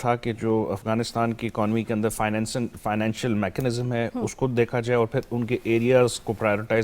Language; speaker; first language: Urdu; native; Urdu